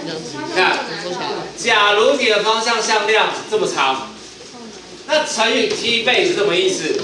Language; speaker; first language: Chinese; native; Chinese